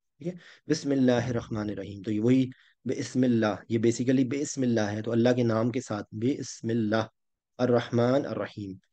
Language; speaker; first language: Urdu; native; Urdu